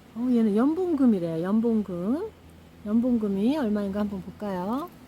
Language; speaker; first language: Korean; native; Korean